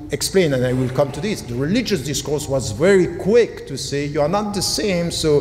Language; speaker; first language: English; non-native, fluent; French